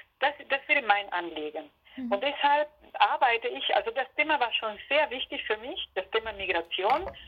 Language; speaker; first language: German; non-native, fluent; Spanish